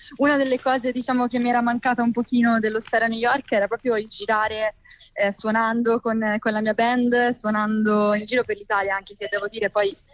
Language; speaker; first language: Italian; native; Italian